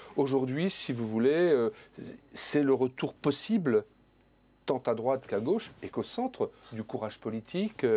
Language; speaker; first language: French; native; French